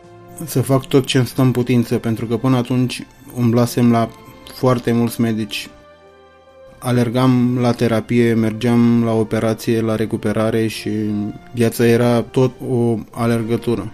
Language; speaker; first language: Romanian; native; Romanian